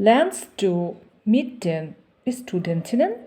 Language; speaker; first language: German; non-native, fluent; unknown